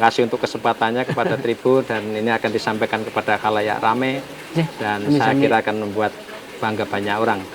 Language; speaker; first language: Indonesian; native; Indonesian